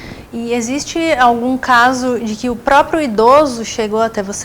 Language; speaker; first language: Portuguese; native; Portuguese